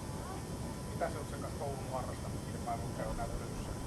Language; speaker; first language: Finnish; native; Finnish